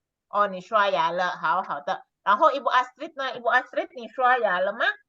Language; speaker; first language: Chinese; non-native, fluent; Indonesian